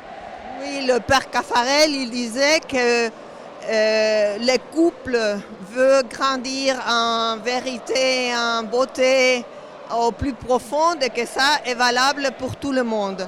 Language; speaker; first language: French; non-native, fluent; Spanish